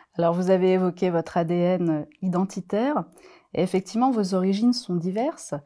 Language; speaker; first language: French; native; French